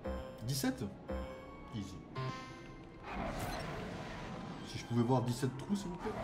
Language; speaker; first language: French; native; French